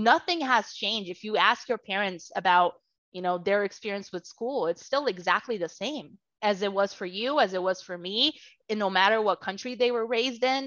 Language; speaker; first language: English; non-native, fluent; Portuguese